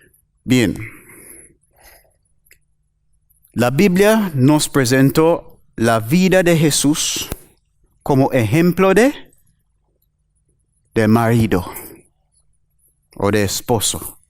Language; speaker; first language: Spanish; non-native, learner; English